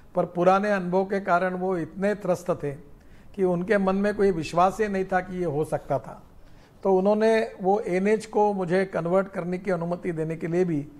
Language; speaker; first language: Hindi; non-native, local second language; Marathi